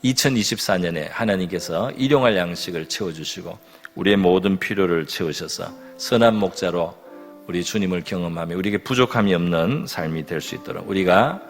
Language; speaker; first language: Korean; native; Korean